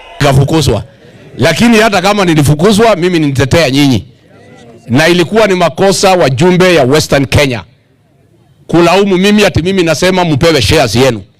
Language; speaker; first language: Swahili; non-native, local second language; Kikuyu